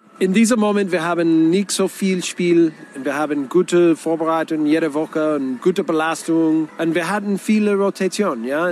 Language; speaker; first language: German; non-native, learner; English